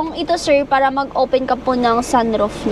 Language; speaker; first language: Filipino; non-native, local second language; Hiligaynon